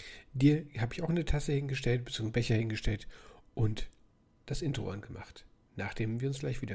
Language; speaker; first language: German; native; German